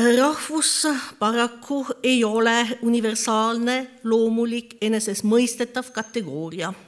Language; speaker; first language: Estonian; non-native, fluent; French